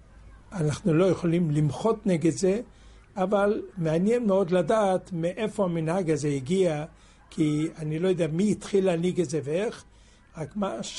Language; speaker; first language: Hebrew; non-native, fluent; French